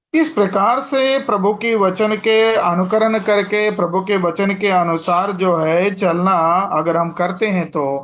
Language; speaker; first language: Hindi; non-native, local second language; Telugu